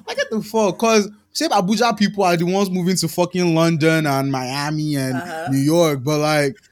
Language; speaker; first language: English; non-native, local second language; Yoruba